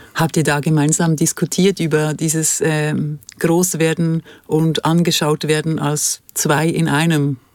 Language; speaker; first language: German; native; German